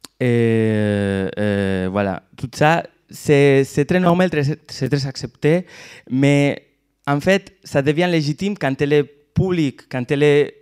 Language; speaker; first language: French; non-native, fluent; Catalan